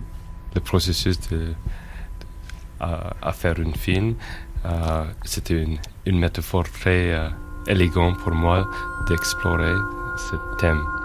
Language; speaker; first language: French; non-native, fluent; English